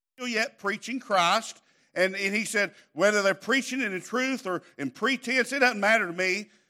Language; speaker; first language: English; native; English